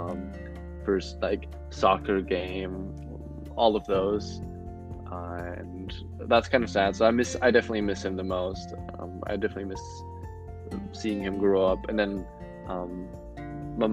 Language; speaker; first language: English; non-native, fluent; German